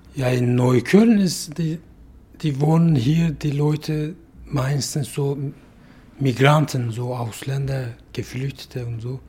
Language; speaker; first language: German; non-native, learner; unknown